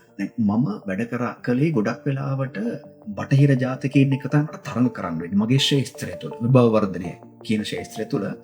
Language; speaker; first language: Sinhala; native; Sinhala